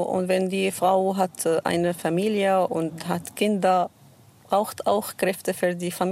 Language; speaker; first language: German; non-native, learner; Arabic